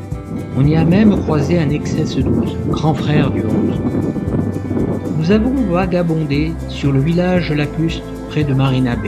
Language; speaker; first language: French; native; French